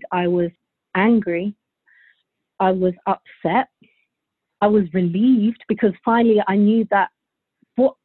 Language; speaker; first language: English; early bilingual, other home language; Bulgarian